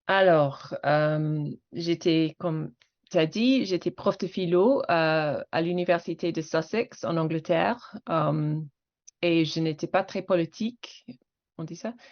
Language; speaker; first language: French; non-native, fluent; English